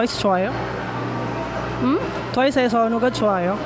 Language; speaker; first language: Korean; non-native, learner; Filipino